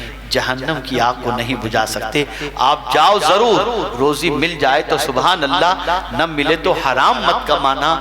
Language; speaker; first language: Urdu; native; Urdu